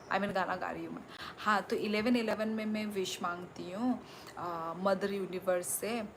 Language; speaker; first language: Hindi; non-native, local second language; Kok Borok